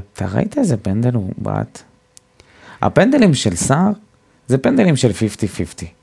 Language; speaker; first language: Hebrew; native; Hebrew